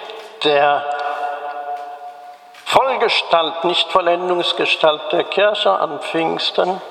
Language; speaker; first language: German; native; German